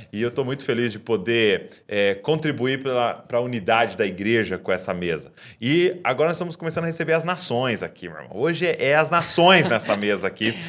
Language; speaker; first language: Portuguese; native; Portuguese